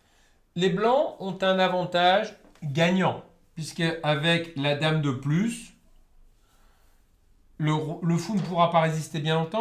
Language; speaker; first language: French; native; French